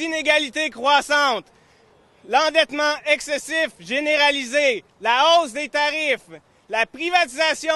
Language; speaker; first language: French; native; French